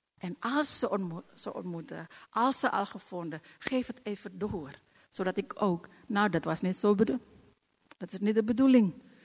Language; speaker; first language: Dutch; non-native, fluent; Indonesian